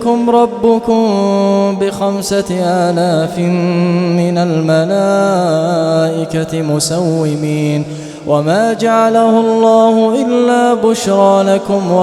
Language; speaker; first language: Arabic; native; Arabic